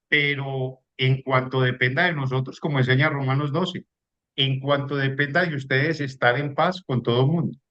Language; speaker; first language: Spanish; native; Spanish